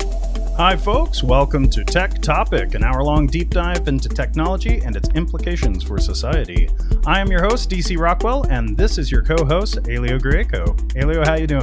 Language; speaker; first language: English; native; English